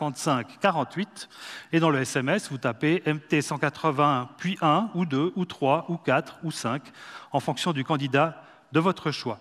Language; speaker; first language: French; native; French